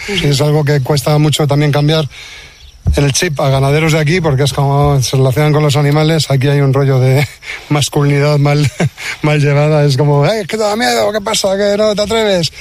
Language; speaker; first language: Spanish; native; Spanish